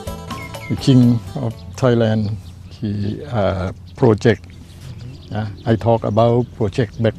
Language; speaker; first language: English; non-native, learner; Thai